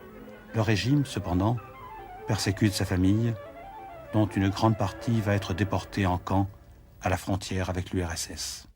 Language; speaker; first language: French; native; French